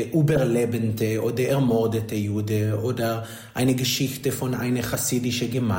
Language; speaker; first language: German; non-native, learner; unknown